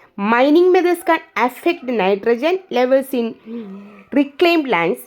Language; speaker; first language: English; non-native, local second language; Malayalam